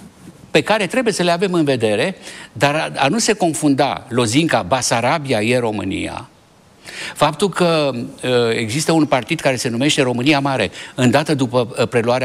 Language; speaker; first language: Romanian; native; Romanian